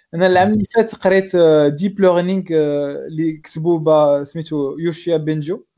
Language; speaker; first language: Arabic; native; Arabic